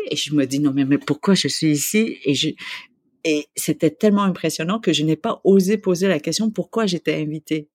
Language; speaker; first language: French; early bilingual, other home language; Vietnamese